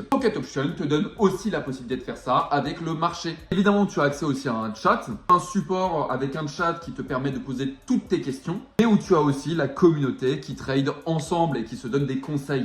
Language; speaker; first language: French; native; French